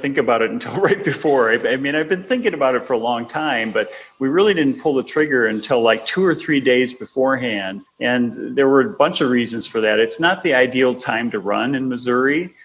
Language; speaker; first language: English; native; English